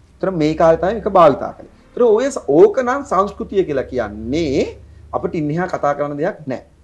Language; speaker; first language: Sinhala; native; Sinhala